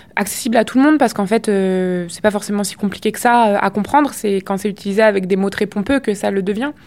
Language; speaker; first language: French; native; French